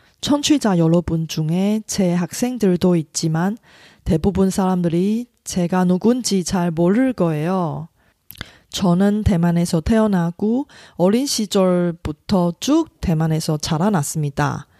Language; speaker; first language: Korean; non-native, fluent; Chinese